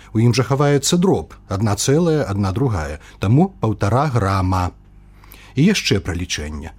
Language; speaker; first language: Belarusian; native; Belarusian